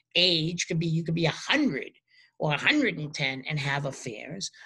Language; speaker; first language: English; native; English